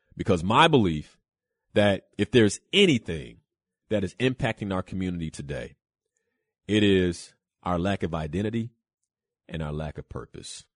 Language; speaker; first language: English; early bilingual, other home language; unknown